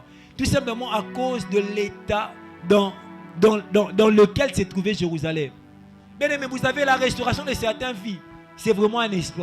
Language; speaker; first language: French; non-native, local second language; Lingala